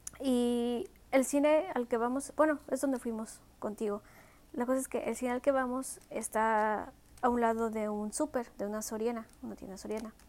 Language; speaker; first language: Spanish; early bilingual, heritage; Spanish